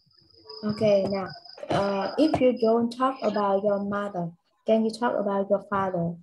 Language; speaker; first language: English; non-native, learner; Vietnamese